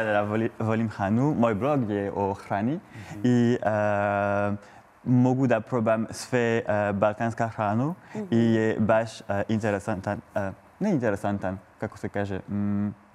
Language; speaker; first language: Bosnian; non-native, learner; French